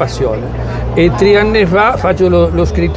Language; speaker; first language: Italian; early bilingual, heritage; Spanish